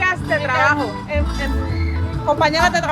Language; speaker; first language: Spanish; native; Spanish